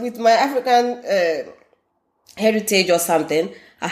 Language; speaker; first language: English; non-native, local second language; Ewe